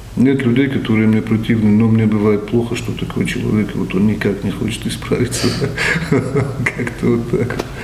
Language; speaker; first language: Russian; non-native, local second language; Ossetic